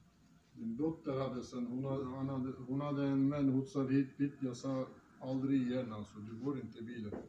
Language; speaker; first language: Swedish; non-native, fluent; Turkish